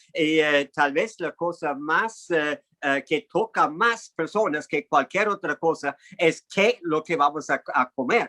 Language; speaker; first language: Spanish; non-native, fluent; English